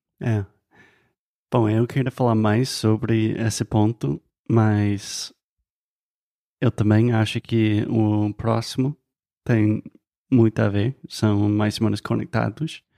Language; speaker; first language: Portuguese; non-native, fluent; English